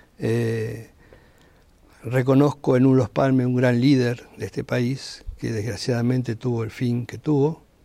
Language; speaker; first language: Spanish; native; Spanish